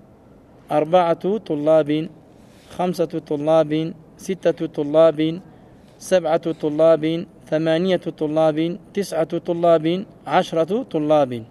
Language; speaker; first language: Arabic; non-native, fluent; French